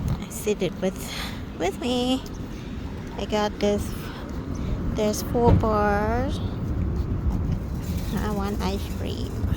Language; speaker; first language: English; non-native, fluent; Thai